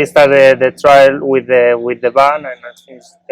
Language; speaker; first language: English; non-native, learner; Spanish